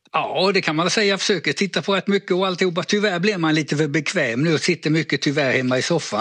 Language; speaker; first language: Swedish; native; Swedish